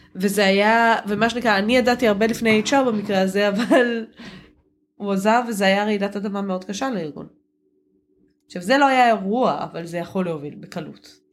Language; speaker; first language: Hebrew; native; Hebrew